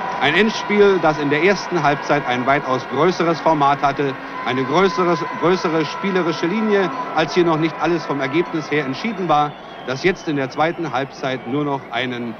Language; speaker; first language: German; native; German